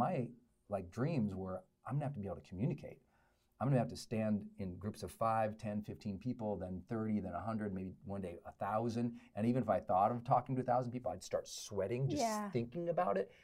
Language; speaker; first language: English; native; English